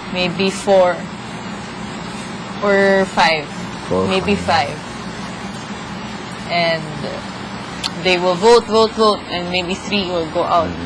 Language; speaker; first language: English; non-native, local second language; Filipino